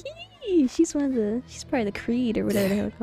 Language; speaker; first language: English; native; English